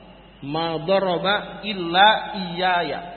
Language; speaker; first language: Arabic; non-native, fluent; Indonesian